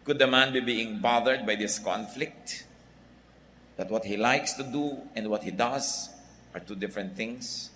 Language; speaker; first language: English; non-native, local second language; Filipino